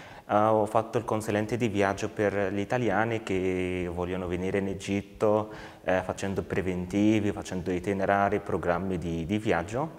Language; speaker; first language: Italian; non-native, fluent; Arabic